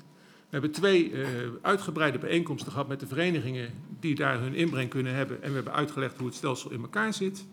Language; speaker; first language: Dutch; native; Dutch